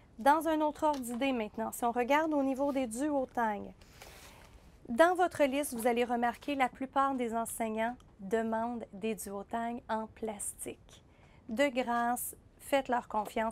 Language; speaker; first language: French; native; French